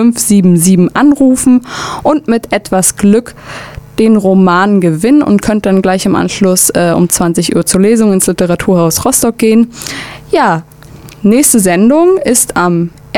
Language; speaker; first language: German; native; German